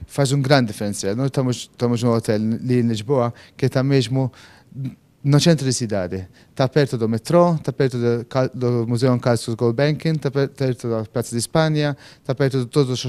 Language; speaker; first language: Portuguese; non-native, fluent; Maltese